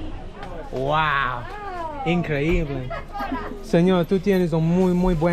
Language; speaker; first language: Spanish; non-native, learner; English